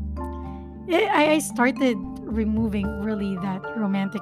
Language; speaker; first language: English; non-native, local second language; Filipino